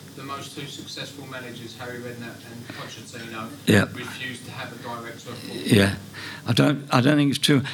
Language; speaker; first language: English; native; English